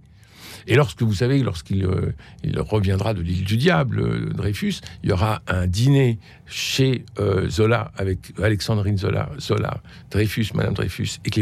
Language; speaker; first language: French; native; French